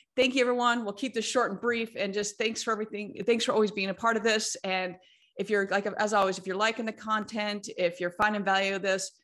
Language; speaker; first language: English; native; English